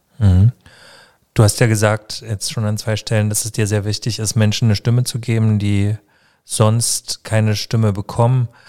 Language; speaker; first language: German; native; German